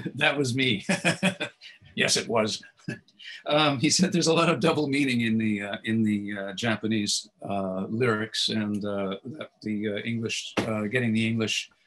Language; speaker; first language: English; native; English